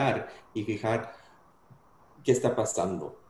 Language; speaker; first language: Spanish; non-native, fluent; English